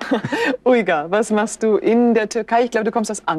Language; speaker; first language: German; native; German